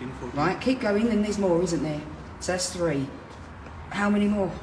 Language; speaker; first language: English; native; English